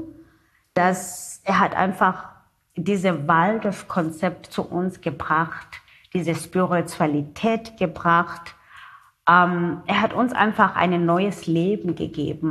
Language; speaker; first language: German; non-native, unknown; Zulu